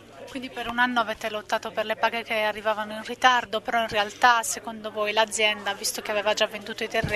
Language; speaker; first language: Italian; native; Italian